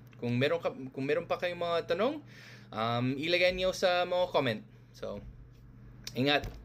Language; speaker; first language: Filipino; non-native, fluent; English